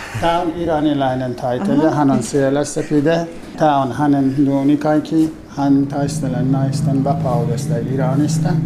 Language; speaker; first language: Finnish; non-native, learner; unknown